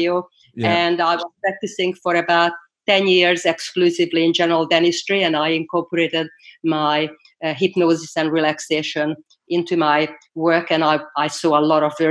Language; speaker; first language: English; non-native, fluent; Hungarian